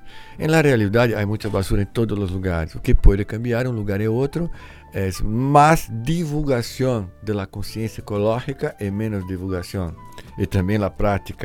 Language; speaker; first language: Spanish; non-native, learner; Portuguese